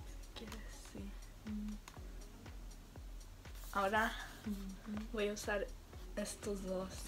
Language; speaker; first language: Spanish; early bilingual, heritage; Spanish